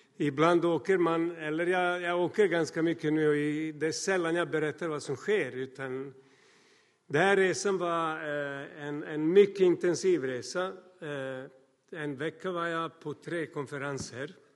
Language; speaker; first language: Swedish; non-native, fluent; Serbian